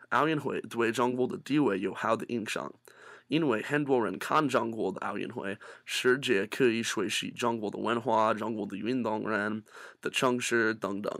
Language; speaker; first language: Chinese; non-native, learner; English